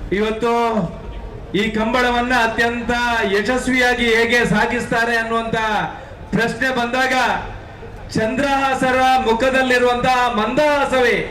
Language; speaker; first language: Kannada; native; Kannada